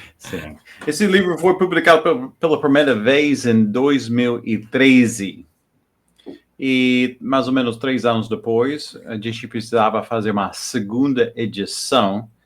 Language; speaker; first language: Portuguese; non-native, fluent; English